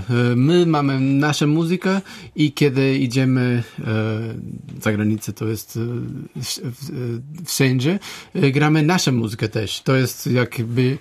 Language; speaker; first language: Polish; non-native, learner; Portuguese